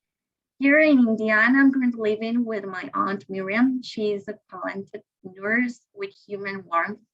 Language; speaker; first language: English; non-native, learner; Spanish